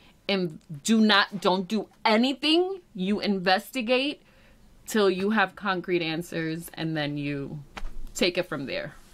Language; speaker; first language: English; early bilingual, other home language; Spanish